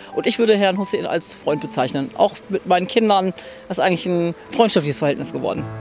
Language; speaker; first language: German; native; German